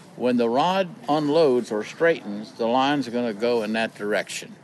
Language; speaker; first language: English; native; English